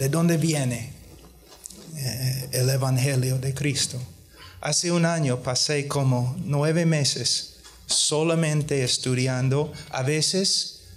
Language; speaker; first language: Spanish; non-native, fluent; English